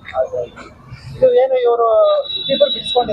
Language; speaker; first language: Kannada; native; Kannada